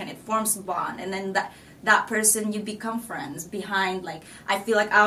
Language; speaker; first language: English; non-native, local second language; Filipino